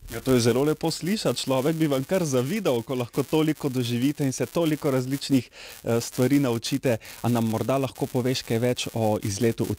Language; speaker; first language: Slovenian; native; Slovenian